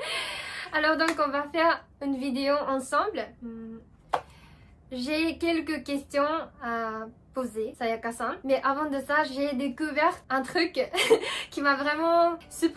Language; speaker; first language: French; non-native, fluent; Japanese